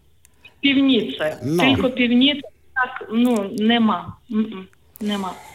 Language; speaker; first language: Polish; non-native, learner; Ukrainian